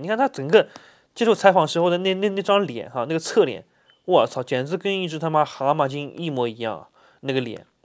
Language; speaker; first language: Chinese; native; Chinese